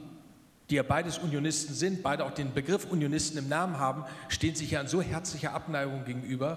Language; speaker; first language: German; native; German